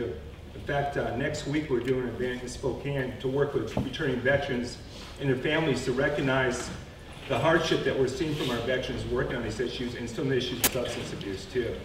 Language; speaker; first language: English; native; English